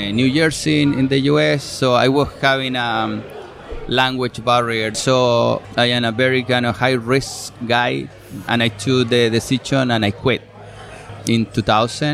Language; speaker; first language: English; non-native, fluent; Spanish